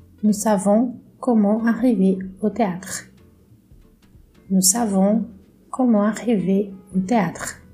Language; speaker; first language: French; non-native, fluent; Portuguese